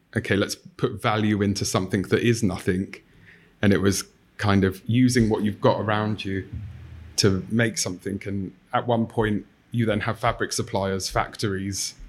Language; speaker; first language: English; native; English